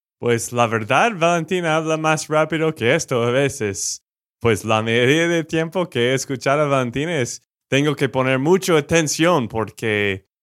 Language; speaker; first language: Spanish; non-native, fluent; English